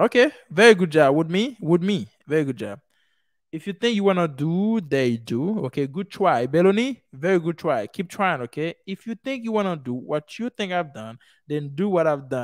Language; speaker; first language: English; non-native, fluent; Haitian Creole